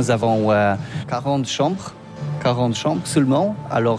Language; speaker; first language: French; non-native, learner; Polish